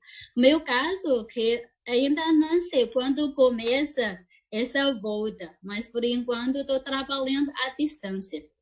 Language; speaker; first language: Portuguese; non-native, fluent; Chinese